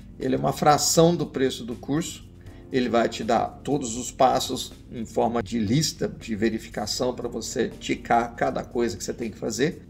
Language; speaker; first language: Portuguese; early bilingual, other home language; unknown